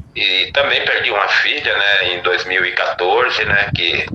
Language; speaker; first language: Portuguese; native; Portuguese